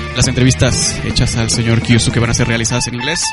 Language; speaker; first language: Spanish; native; Spanish